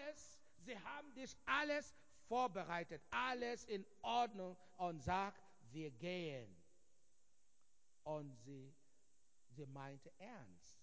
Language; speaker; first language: German; non-native, fluent; Igbo